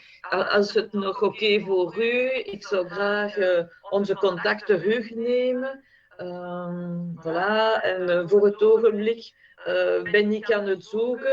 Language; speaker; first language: Dutch; non-native, fluent; French